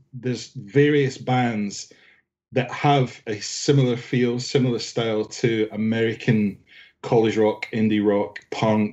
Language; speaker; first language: English; native; English